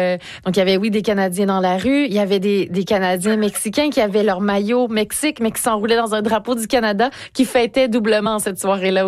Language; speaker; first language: French; native; French